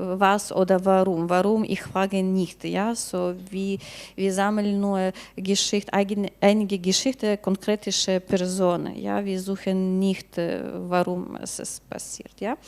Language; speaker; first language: German; non-native, learner; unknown